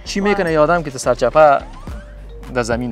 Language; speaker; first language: Persian; native; Persian